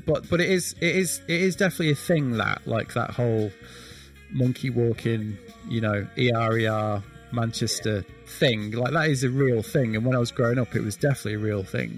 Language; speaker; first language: English; native; English